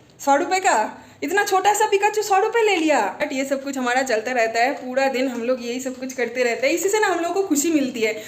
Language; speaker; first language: Hindi; non-native, local second language; Bangla